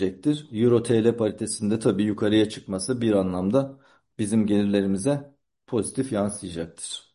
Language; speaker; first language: Turkish; native; Turkish